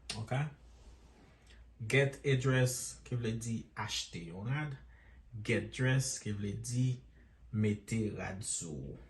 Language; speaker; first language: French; non-native, local second language; Haitian Creole